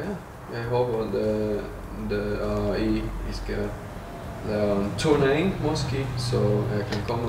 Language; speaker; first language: Danish; non-native, learner; Slovak